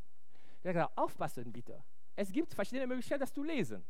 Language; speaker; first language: German; non-native, fluent; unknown